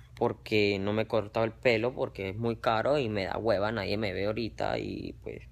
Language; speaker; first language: Spanish; native; Spanish